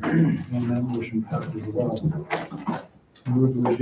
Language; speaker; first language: English; native; English